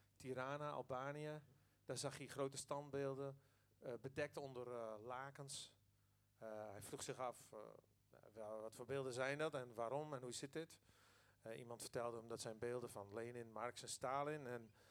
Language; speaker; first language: Dutch; non-native, local second language; Western Frisian